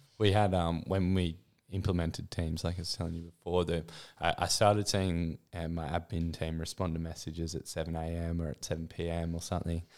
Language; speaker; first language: English; native; English